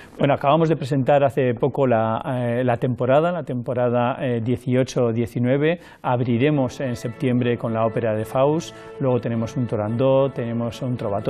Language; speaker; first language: Spanish; native; Spanish